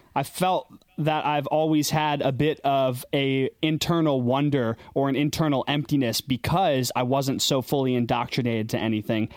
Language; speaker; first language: English; native; English